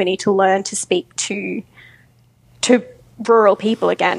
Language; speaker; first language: English; native; English